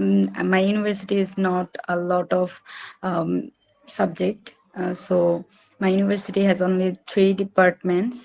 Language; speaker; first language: English; non-native, learner; Bangla